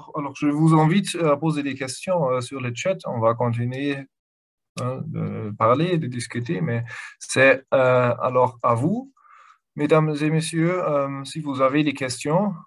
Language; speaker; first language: French; non-native, fluent; German